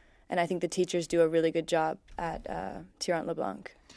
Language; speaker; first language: English; native; English